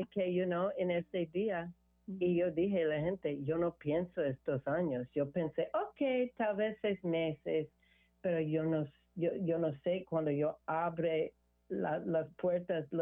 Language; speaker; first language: Spanish; non-native, learner; English